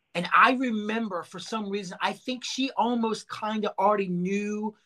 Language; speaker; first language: English; native; English